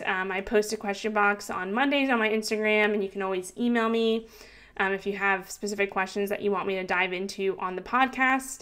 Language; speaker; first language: English; native; English